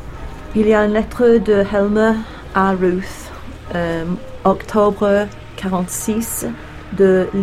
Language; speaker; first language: French; non-native, learner; English